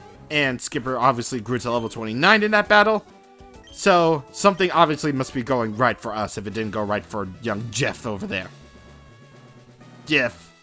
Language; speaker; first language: English; native; English